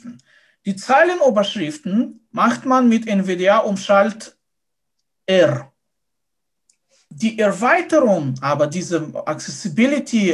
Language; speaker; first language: German; non-native, fluent; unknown